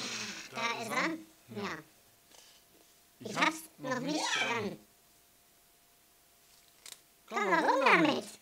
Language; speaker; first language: German; native; German